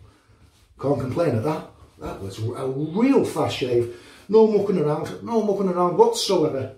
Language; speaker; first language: English; native; English